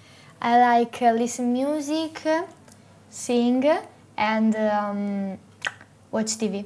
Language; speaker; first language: English; non-native, learner; Italian